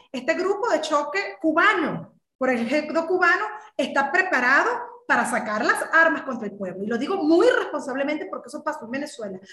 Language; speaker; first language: Spanish; native; Spanish